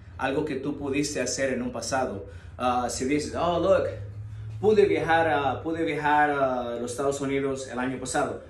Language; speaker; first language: Spanish; native; Spanish